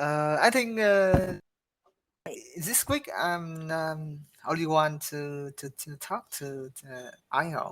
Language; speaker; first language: English; non-native, learner; Vietnamese